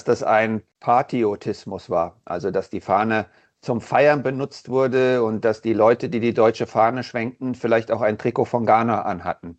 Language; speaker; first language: German; native; German